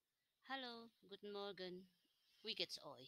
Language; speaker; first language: German; non-native, fluent; Indonesian